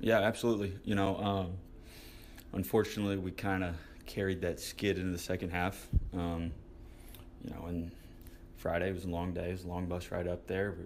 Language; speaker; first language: English; native; English